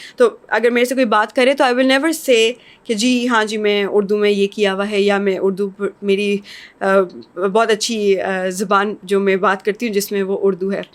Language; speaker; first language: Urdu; non-native, local second language; English